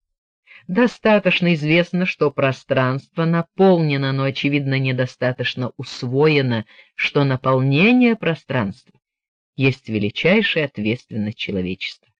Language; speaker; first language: Russian; native; Russian